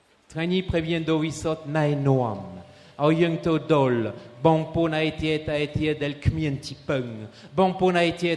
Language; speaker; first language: Khmer; non-native, fluent; French